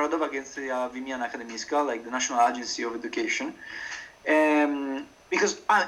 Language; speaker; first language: English; non-native, fluent; Italian